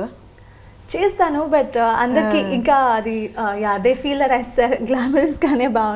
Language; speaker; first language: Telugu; non-native, local second language; Kannada